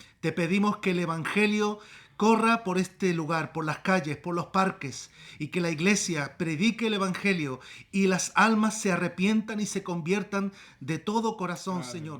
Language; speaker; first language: Spanish; native; Spanish